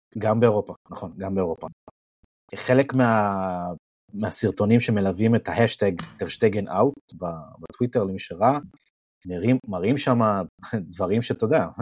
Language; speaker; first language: Hebrew; native; Hebrew